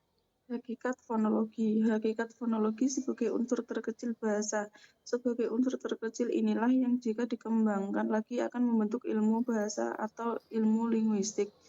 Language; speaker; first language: Indonesian; native; Indonesian